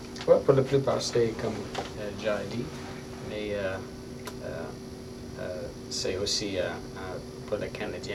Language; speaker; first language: French; non-native, learner; English